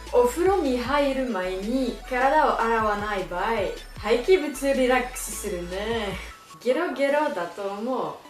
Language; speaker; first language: Japanese; non-native, learner; French